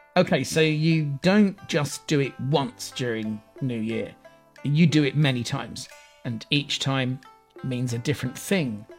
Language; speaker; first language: English; native; English